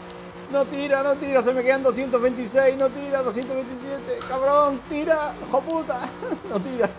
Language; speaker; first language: Spanish; native; Spanish